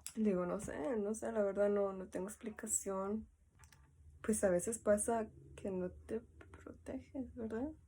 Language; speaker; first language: Spanish; early bilingual, heritage; Spanish